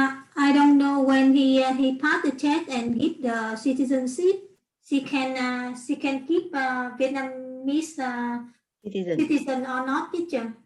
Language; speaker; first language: English; non-native, learner; Vietnamese